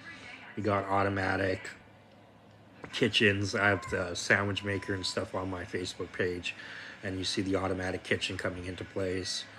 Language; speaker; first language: English; native; English